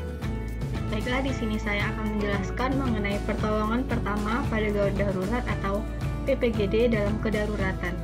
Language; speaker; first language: Indonesian; native; Indonesian